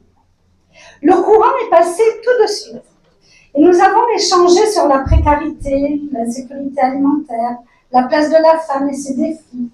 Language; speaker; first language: French; native; French